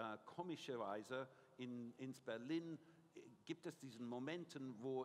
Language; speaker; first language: German; non-native, learner; English